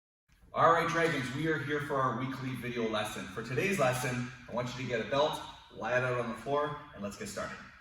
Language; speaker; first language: English; native; English